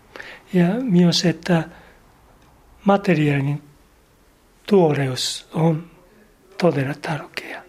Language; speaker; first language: Finnish; non-native, learner; Japanese